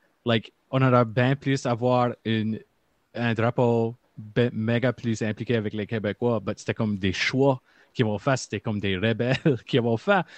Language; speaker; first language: French; early bilingual, heritage; French